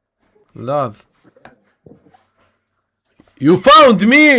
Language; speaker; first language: English; non-native, learner; Arabic